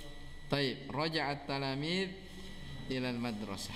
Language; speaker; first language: Arabic; non-native, fluent; Indonesian